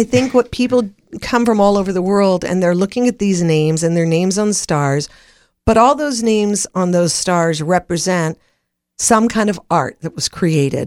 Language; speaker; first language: English; native; English